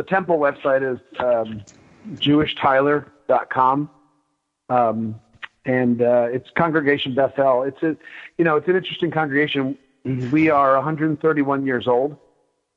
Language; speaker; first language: English; native; English